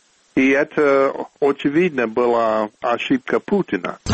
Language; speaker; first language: Russian; non-native, fluent; English